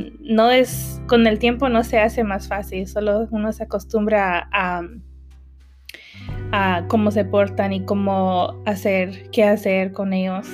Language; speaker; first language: Spanish; early bilingual, heritage; Spanish